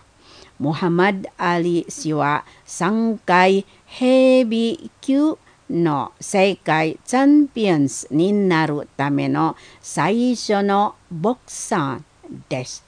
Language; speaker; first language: Japanese; non-native, learner; Indonesian